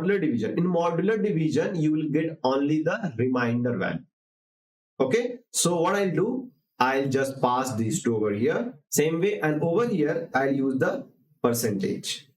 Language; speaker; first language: English; non-native, local second language; Hindi